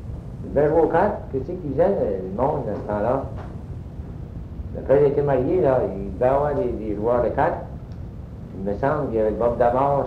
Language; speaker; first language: French; native; French